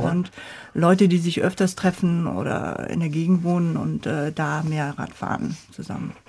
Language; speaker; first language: German; non-native, fluent; Korean